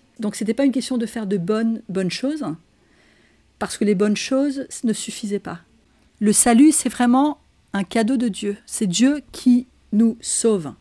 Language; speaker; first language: French; non-native, fluent; Danish